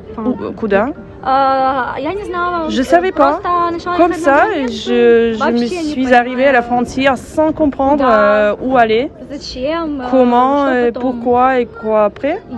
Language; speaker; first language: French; non-native, fluent; Russian